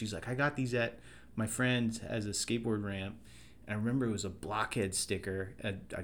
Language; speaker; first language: English; native; English